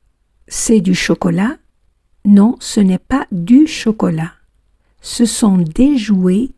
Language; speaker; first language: French; non-native, fluent; Spanish